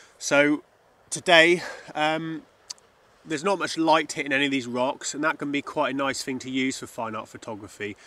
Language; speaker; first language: English; native; English